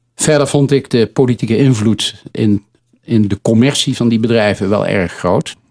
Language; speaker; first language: Dutch; native; Dutch